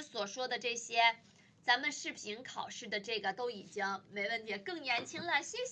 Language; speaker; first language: Chinese; native; Chinese